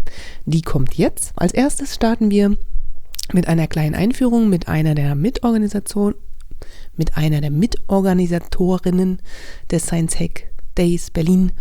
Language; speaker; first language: German; native; German